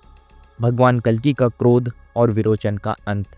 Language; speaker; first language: Hindi; native; Hindi